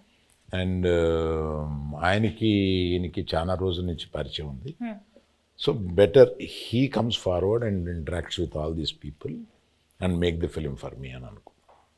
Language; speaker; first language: Telugu; native; Telugu